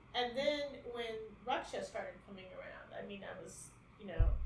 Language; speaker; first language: English; native; English